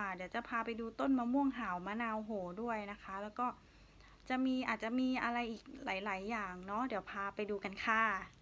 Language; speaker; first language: Thai; native; Thai